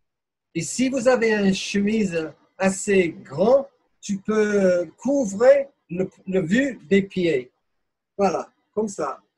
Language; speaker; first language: French; non-native, fluent; English